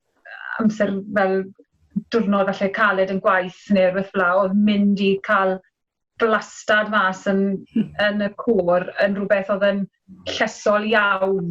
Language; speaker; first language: Welsh; native; Welsh